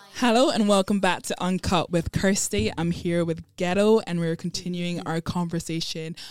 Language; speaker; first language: English; non-native, local second language; Akan